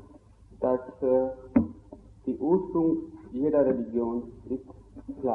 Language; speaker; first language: German; non-native, fluent; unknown